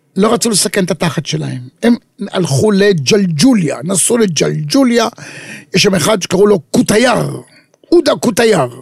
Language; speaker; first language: Hebrew; native; Hebrew